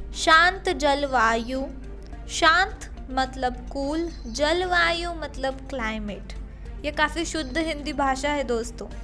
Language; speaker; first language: Hindi; native; Hindi